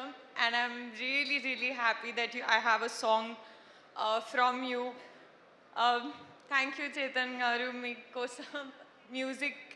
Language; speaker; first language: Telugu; non-native, learner; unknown